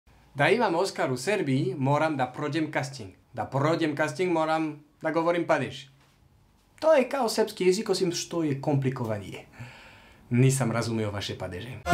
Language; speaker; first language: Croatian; non-native, learner; French